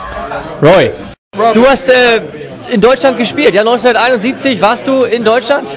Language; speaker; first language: German; native; German